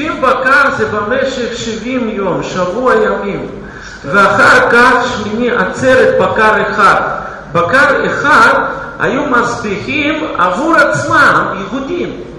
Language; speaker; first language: Hebrew; non-native, fluent; Russian